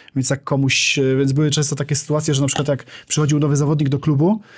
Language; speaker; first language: Polish; native; Polish